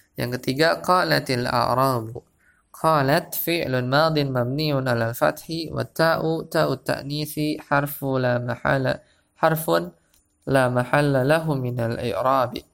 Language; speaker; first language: Arabic; non-native, fluent; Indonesian